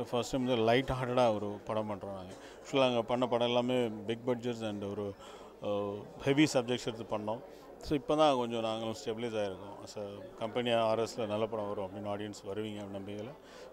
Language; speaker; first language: Tamil; native; Tamil